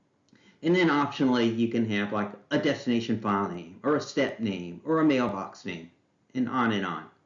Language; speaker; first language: English; native; English